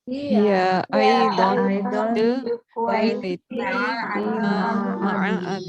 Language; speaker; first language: Arabic; non-native, learner; Indonesian